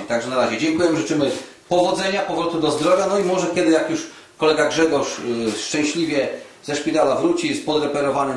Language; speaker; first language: Polish; native; Polish